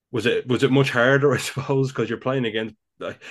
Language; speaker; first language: English; native; English